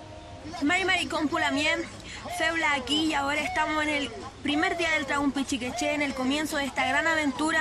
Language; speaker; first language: Spanish; native; Spanish